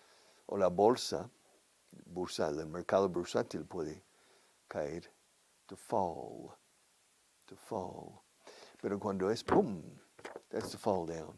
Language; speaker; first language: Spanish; non-native, fluent; English